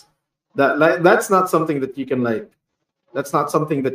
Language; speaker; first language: English; non-native, local second language; Hiligaynon